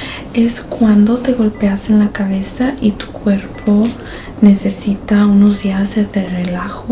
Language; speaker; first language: Spanish; early bilingual, heritage; Spanish